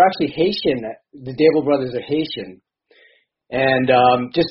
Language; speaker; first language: English; native; English